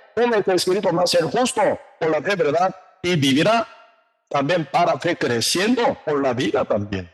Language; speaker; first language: Spanish; non-native, learner; Korean